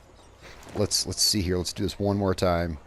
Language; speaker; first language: English; native; English